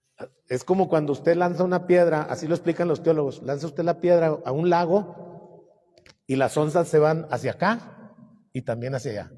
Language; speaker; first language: Spanish; native; Spanish